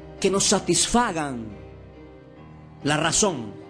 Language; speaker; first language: Spanish; native; Spanish